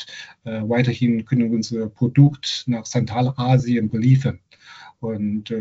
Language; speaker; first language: German; non-native, fluent; Chinese